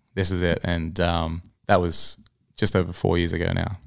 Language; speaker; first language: English; native; English